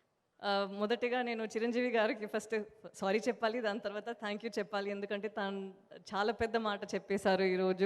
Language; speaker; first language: Telugu; non-native, local second language; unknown